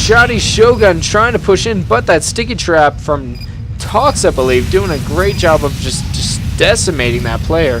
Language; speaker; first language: English; native; English